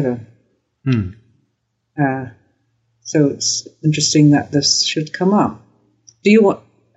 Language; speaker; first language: English; native; English